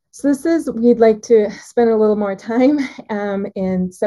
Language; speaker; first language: English; native; English